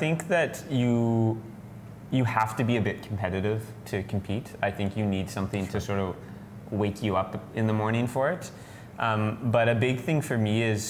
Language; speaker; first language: English; native; English